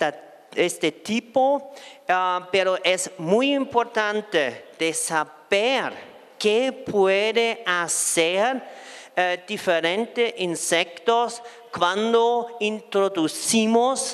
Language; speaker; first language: Spanish; non-native, fluent; German